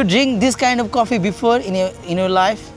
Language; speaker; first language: English; non-native, local second language; Bangla